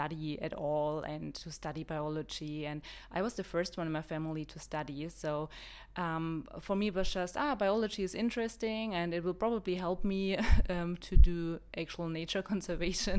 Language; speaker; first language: English; non-native, fluent; German